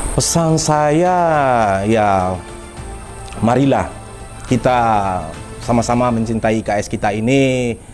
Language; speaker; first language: Indonesian; non-native, local second language; Tetum